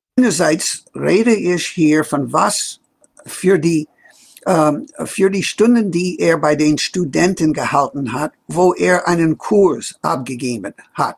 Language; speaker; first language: German; non-native, fluent; English